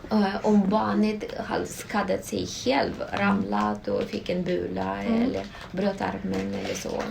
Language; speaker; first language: Swedish; non-native, local second language; Russian